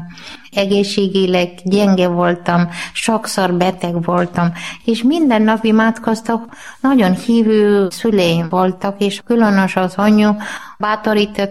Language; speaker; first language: Hungarian; non-native, learner; Malayalam